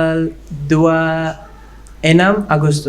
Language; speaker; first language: Indonesian; non-native, learner; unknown